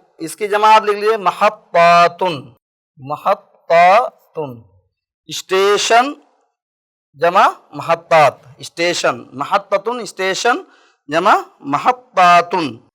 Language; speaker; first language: Urdu; native; Urdu